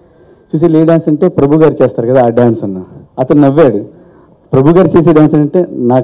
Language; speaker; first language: Telugu; native; Telugu